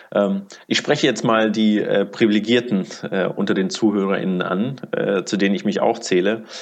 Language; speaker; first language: German; early bilingual, other home language; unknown